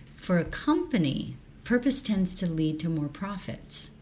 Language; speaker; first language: English; early bilingual, other home language; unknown